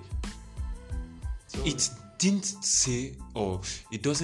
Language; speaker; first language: English; non-native, local second language; Igbo